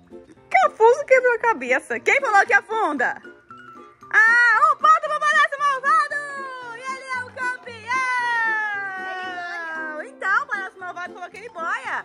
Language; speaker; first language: Portuguese; native; Portuguese